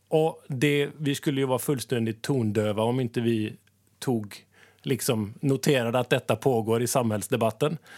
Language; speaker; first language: Swedish; native; Swedish